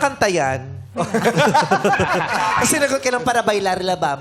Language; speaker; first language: Filipino; native; Filipino